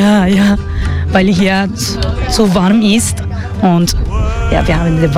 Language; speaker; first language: German; non-native, learner; Spanish